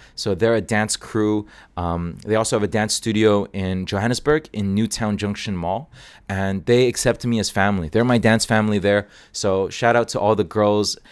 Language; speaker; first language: English; non-native, local second language; Cantonese